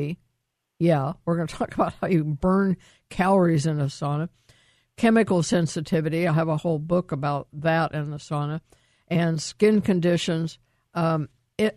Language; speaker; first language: English; native; English